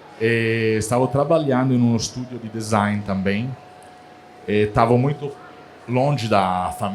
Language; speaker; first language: Portuguese; non-native, learner; Italian